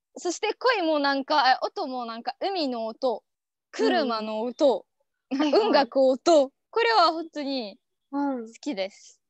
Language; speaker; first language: Japanese; non-native, learner; Arabic